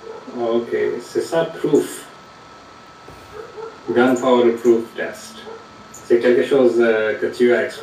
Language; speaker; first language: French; non-native, fluent; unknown